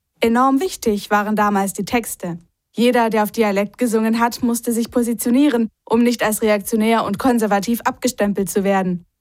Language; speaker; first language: German; native; German